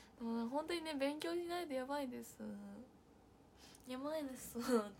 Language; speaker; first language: Japanese; native; Japanese